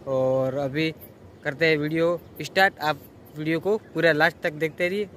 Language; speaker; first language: Hindi; native; Hindi